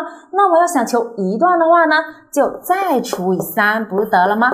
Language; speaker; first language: Chinese; native; Chinese